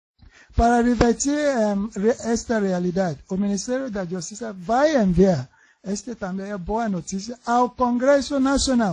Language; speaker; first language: Portuguese; non-native, learner; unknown